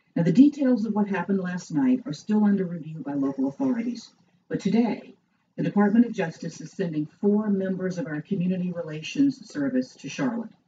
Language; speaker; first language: English; native; English